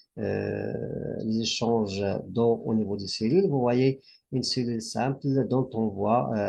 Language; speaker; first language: French; non-native, local second language; Arabic